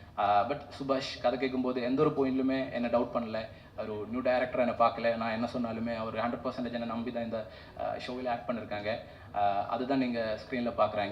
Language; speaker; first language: Tamil; non-native, learner; Malayalam